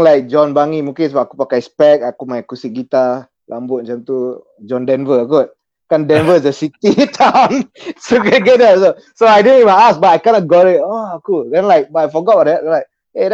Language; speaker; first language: English; non-native, local second language; Malay